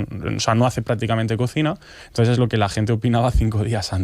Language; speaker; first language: Spanish; native; Spanish